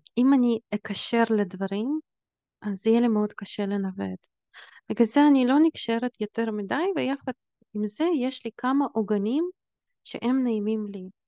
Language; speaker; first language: Hebrew; early bilingual, other home language; Russian